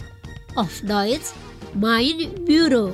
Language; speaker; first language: German; non-native, fluent; Indonesian